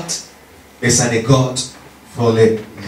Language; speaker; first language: German; non-native, learner; English